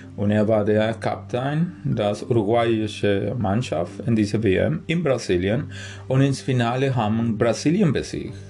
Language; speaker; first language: German; non-native, fluent; Spanish